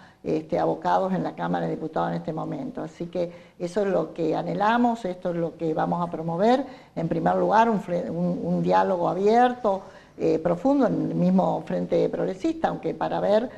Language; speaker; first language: Spanish; native; Spanish